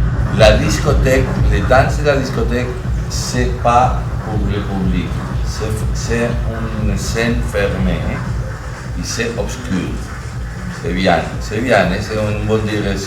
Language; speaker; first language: French; non-native, learner; Spanish